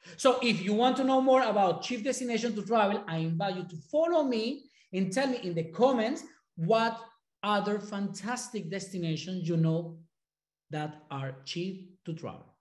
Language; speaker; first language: English; non-native, fluent; Spanish